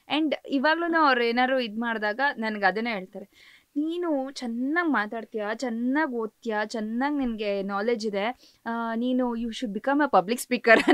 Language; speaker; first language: Kannada; native; Kannada